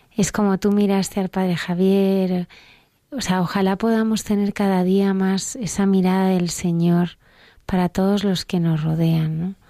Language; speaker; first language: Spanish; native; Spanish